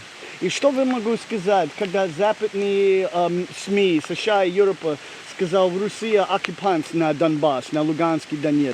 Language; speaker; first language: Russian; non-native, learner; English